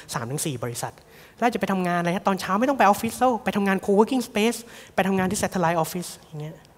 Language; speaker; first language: Thai; native; Thai